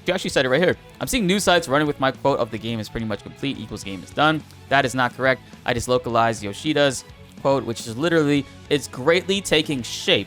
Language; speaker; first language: English; native; English